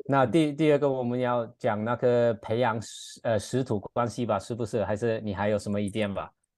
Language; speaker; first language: Chinese; non-native, fluent; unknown